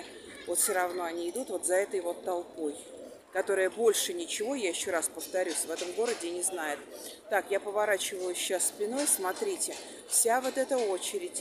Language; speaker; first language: Russian; native; Russian